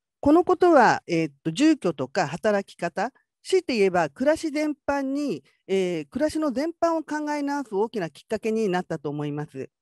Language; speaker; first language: Japanese; native; Japanese